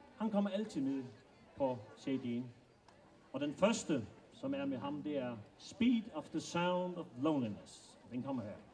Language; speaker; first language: Danish; non-native, local second language; Faroese